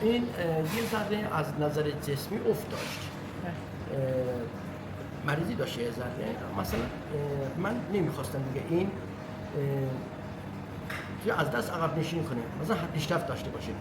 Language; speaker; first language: Persian; non-native, local second language; Azerbaijani